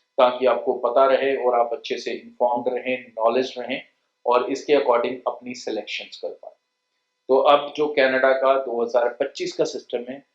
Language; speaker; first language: Hindi; non-native, local second language; Punjabi